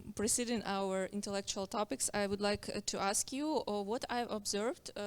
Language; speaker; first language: English; non-native, fluent; Ukrainian